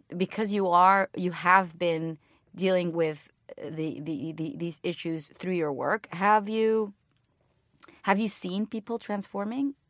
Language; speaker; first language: English; non-native, fluent; Spanish